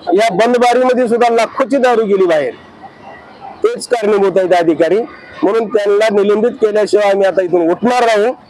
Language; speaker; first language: Marathi; native; Marathi